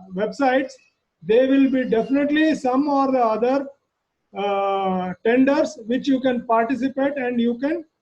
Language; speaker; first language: English; non-native, local second language; Kannada